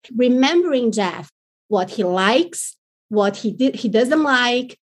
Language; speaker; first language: English; non-native, fluent; Portuguese